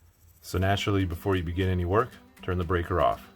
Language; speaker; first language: English; native; English